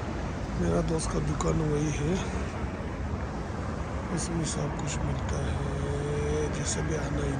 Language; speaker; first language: Hindi; non-native, local second language; Tibetan